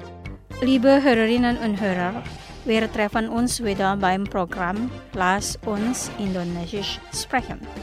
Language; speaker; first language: German; non-native, fluent; Indonesian